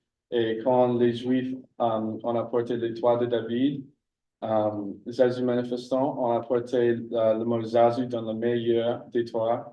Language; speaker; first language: French; non-native, learner; English